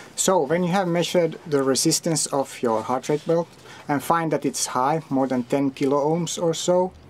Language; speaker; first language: English; non-native, fluent; Finnish